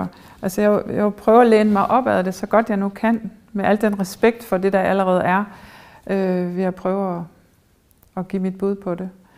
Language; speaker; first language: Danish; early bilingual, heritage; German